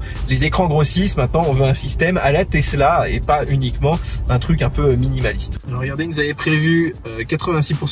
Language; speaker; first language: French; native; French